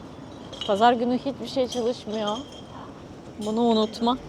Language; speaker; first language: Turkish; non-native, learner; Russian